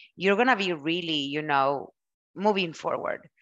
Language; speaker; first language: English; non-native, fluent; Spanish